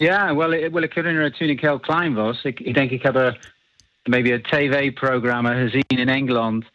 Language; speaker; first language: Dutch; non-native, learner; English